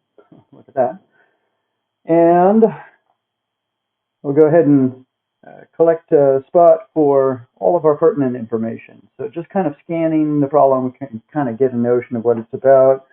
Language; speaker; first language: English; native; English